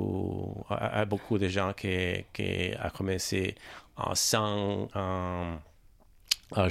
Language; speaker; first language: French; non-native, learner; Italian